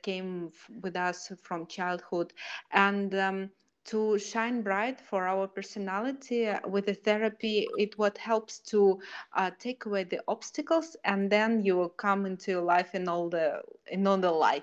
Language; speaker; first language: English; non-native, fluent; Kazakh